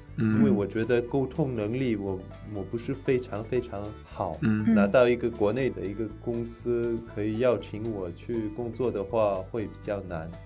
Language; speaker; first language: Chinese; non-native, fluent; French